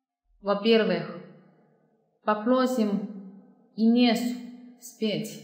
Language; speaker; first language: Russian; non-native, fluent; Chinese